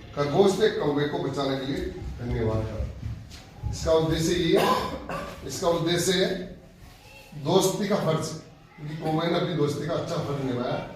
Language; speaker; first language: Hindi; native; Hindi